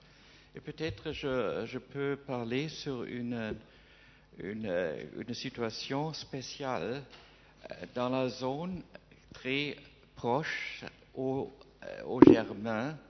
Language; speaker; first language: French; non-native, fluent; German